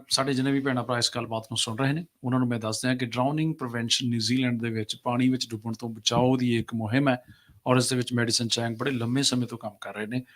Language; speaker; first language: Punjabi; native; Punjabi